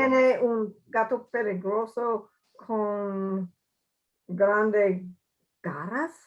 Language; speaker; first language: Spanish; non-native, learner; English